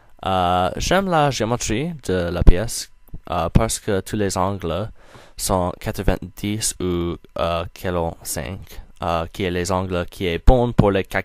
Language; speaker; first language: French; non-native, learner; English